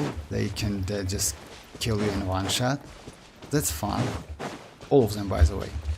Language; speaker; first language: English; non-native, fluent; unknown